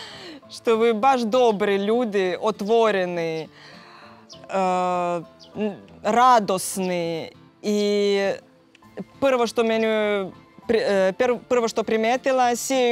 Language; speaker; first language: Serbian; non-native, learner; Russian